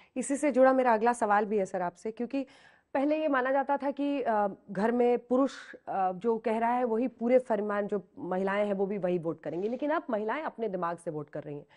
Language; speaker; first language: Hindi; native; Hindi